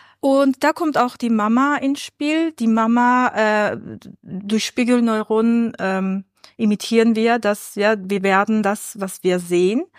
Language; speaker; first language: German; non-native, fluent; Armenian